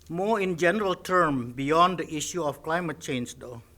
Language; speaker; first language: English; non-native, fluent; Indonesian